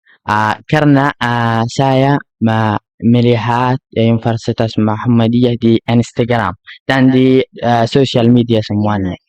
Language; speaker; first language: Indonesian; non-native, learner; Arabic